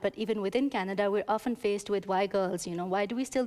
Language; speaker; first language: English; non-native, local second language; Urdu